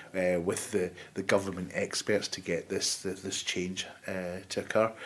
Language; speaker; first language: English; native; English